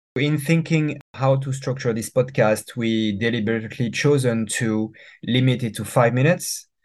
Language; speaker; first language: English; non-native, fluent; French